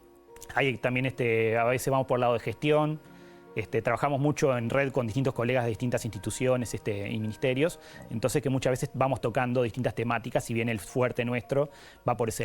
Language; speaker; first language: Spanish; native; Spanish